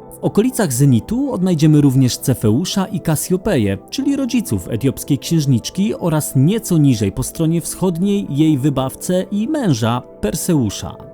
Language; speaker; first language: Polish; native; Polish